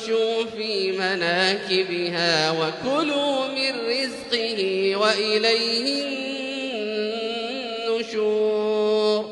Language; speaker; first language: Arabic; native; Arabic